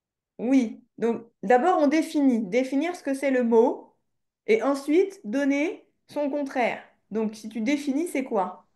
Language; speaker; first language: French; native; French